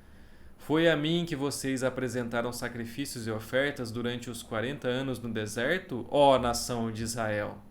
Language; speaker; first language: Portuguese; native; Portuguese